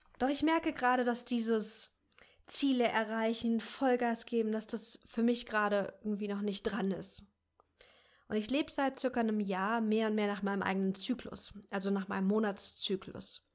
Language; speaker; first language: German; native; German